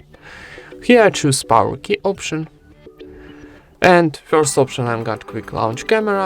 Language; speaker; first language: English; non-native, fluent; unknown